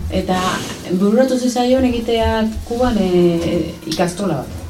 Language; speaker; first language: Basque; non-native, learner; Spanish